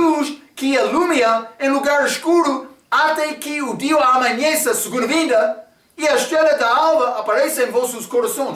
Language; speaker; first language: Portuguese; non-native, fluent; English